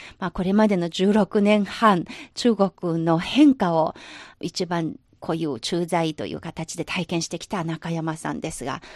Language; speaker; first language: Japanese; non-native, fluent; Chinese